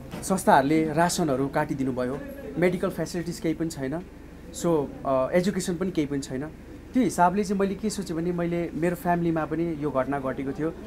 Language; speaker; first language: Nepali; native; Nepali